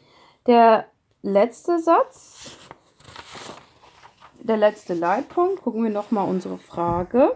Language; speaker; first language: German; non-native, fluent; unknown